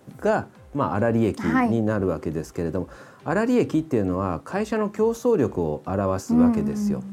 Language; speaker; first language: Japanese; native; Japanese